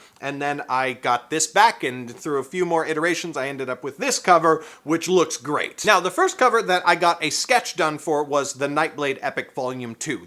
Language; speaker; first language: English; native; English